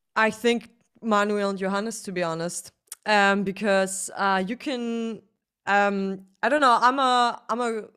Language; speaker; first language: English; non-native, fluent; German